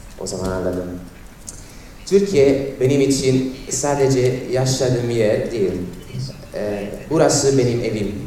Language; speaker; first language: Turkish; non-native, fluent; Italian